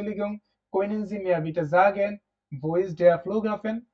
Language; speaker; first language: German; non-native, fluent; Bangla